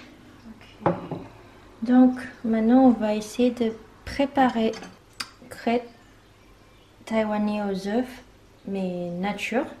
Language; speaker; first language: French; non-native, fluent; Chinese